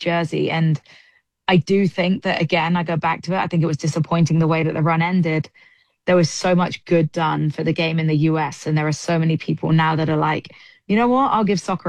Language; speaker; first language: English; native; English